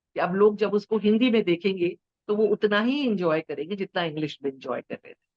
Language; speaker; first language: Hindi; native; Hindi